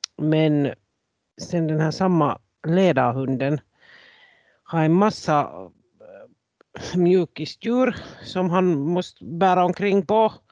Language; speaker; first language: Swedish; native; Swedish